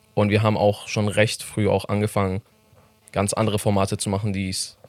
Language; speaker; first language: German; non-native, fluent; Persian